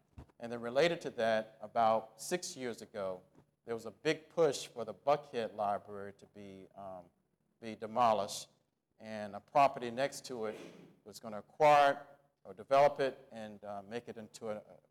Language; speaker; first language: English; native; English